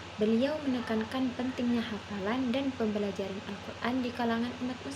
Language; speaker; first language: Indonesian; non-native, local second language; Madurese